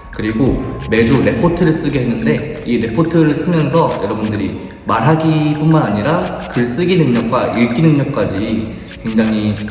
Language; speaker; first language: Korean; native; Korean